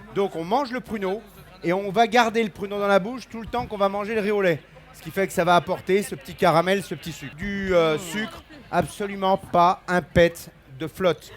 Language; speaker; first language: French; native; French